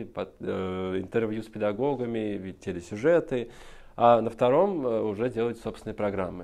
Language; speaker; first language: Russian; native; Russian